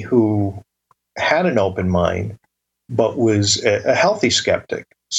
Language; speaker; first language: English; native; English